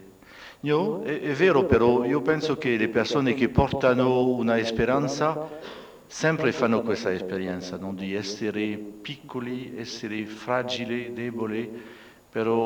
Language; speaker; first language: Italian; non-native, fluent; French